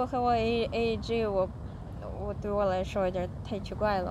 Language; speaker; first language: Chinese; non-native, fluent; Russian